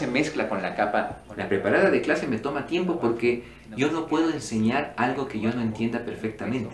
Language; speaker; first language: Spanish; native; Spanish